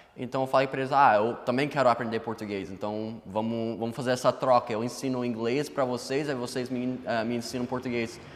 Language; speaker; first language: Portuguese; non-native, fluent; English